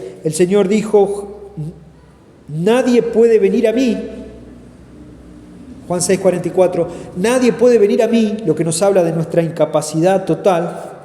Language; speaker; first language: Spanish; native; Spanish